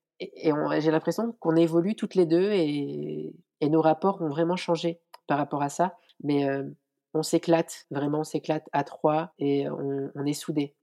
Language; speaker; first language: French; native; French